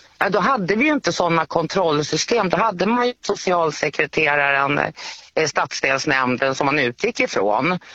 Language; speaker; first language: Swedish; native; Swedish